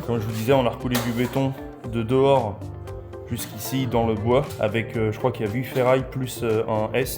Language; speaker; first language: French; native; French